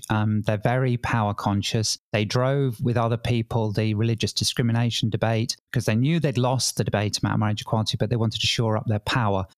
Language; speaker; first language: English; native; English